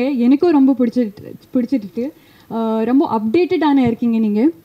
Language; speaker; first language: Tamil; non-native, fluent; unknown